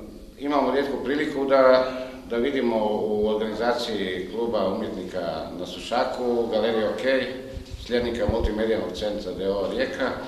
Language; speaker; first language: Croatian; native; Croatian